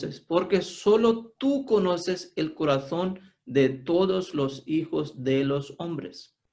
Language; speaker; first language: Spanish; non-native, fluent; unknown